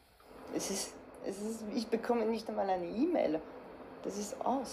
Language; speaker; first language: German; non-native, fluent; French